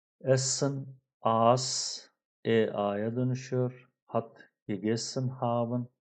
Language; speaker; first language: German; non-native, fluent; Turkish